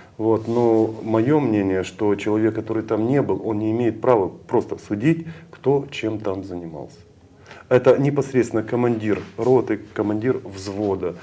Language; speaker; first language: Russian; native; Russian